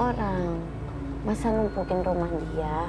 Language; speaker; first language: Indonesian; native; Indonesian